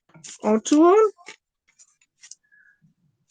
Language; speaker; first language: French; non-native, fluent; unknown